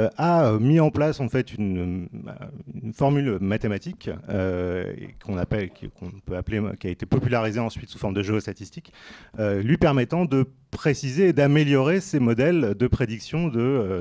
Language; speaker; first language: French; native; French